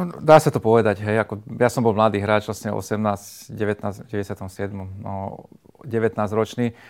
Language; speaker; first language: Slovak; non-native, local second language; Hungarian